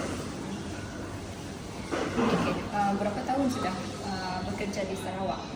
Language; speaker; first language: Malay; non-native, local second language; Iban